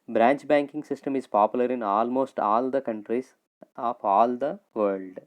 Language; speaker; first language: English; non-native, local second language; Telugu